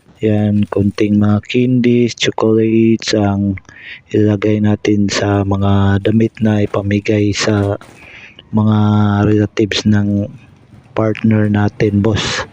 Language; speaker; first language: Filipino; non-native, local second language; Cebuano